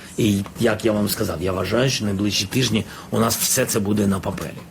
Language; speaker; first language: Ukrainian; non-native, local second language; Russian